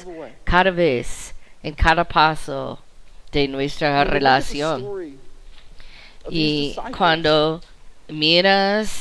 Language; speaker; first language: Spanish; non-native, fluent; English